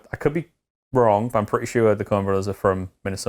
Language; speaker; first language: English; native; English